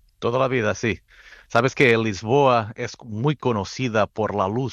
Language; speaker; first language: Spanish; non-native, fluent; Portuguese